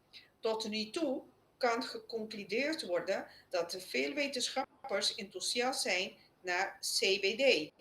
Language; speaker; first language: Dutch; non-native, local second language; Papiamento